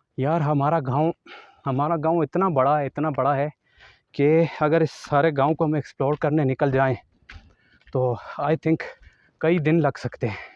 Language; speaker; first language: Urdu; non-native, local second language; Northern Hindko